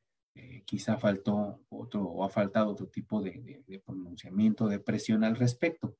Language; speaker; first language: Spanish; native; Spanish